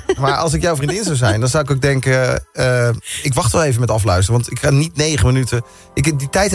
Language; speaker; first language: Dutch; native; Dutch